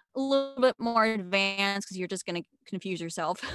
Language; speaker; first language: English; non-native, fluent; German